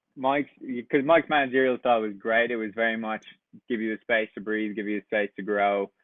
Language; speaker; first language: English; native; English